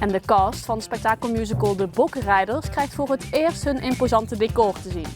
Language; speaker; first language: Dutch; native; Dutch